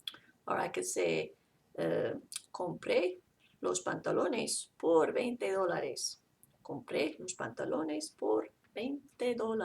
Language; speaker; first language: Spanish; non-native, fluent; English